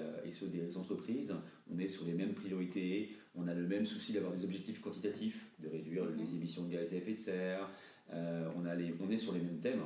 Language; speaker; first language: French; native; French